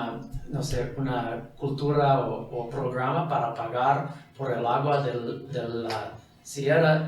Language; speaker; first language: Spanish; non-native, fluent; English